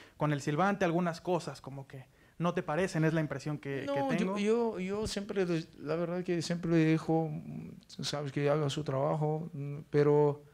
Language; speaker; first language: Spanish; non-native, fluent; Portuguese